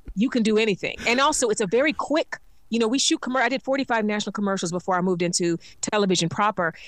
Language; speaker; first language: English; native; English